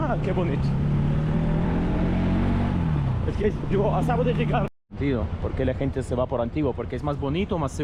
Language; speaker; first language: Spanish; non-native, fluent; Russian